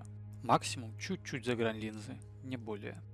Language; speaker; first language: Russian; native; Russian